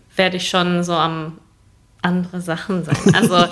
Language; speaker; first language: German; non-native, fluent; English